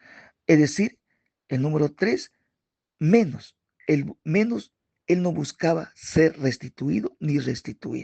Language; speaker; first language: Spanish; native; Spanish